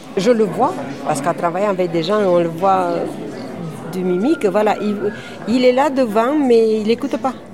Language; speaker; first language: French; non-native, fluent; Romanian